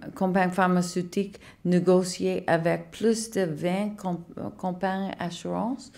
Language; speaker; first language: French; non-native, learner; English